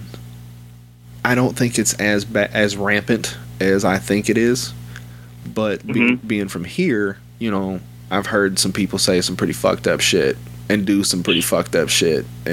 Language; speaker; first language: English; native; English